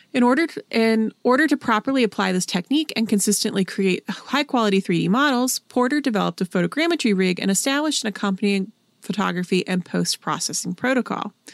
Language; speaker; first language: English; native; English